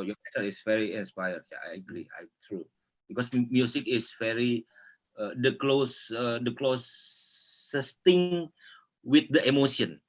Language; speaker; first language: English; non-native, local second language; Indonesian